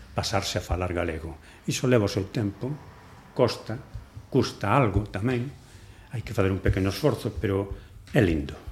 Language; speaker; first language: Galician; non-native, local second language; Spanish